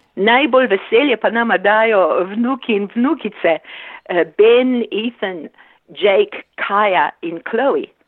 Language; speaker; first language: Slovenian; early bilingual, heritage; Slovenian